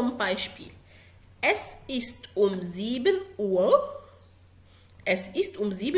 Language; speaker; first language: German; non-native, fluent; Arabic